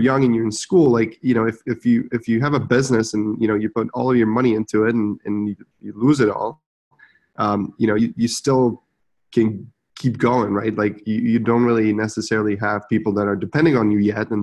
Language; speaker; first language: English; non-native, fluent; Czech